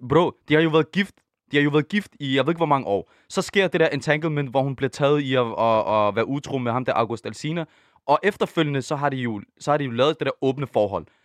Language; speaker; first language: Danish; early bilingual, other home language; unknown